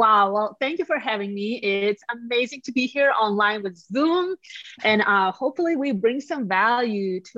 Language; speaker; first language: English; non-native, fluent; Latvian